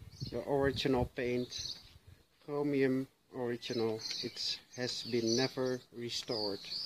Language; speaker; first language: English; non-native, learner; Dutch